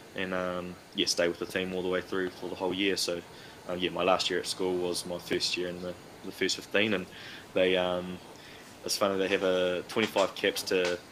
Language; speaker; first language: English; native; English